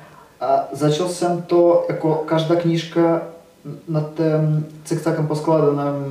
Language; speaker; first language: Czech; non-native, learner; Russian